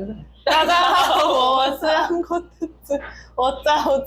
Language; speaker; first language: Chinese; non-native, learner; Korean